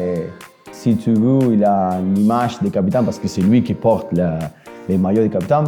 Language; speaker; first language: French; non-native, fluent; Spanish